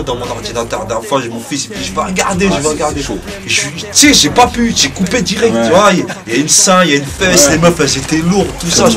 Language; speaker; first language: French; early bilingual, other home language; Arabic